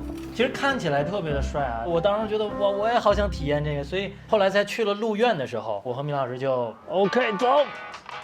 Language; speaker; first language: Chinese; native; Chinese